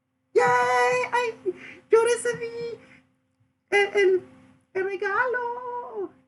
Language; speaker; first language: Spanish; non-native, learner; English